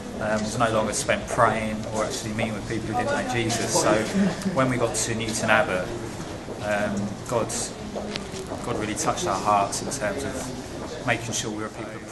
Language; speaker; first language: English; native; English